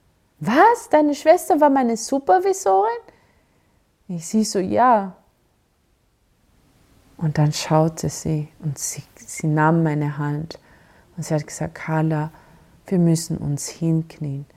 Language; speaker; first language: German; non-native, fluent; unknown